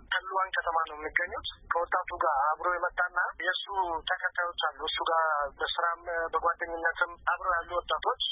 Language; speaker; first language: Amharic; non-native, local second language; Afar